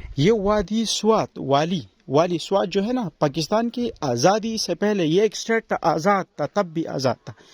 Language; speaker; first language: Urdu; non-native, local second language; Pashto